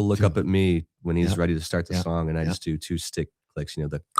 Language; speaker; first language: English; native; English